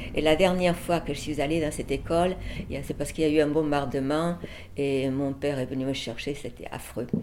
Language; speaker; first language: French; early bilingual, other home language; Spanish